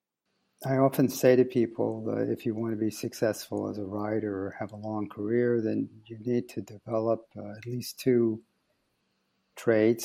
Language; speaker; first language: English; native; English